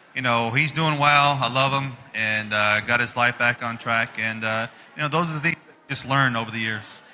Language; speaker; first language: English; native; English